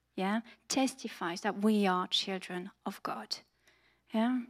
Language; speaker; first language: English; non-native, fluent; French